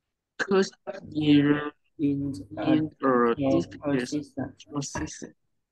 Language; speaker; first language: English; non-native, learner; Vietnamese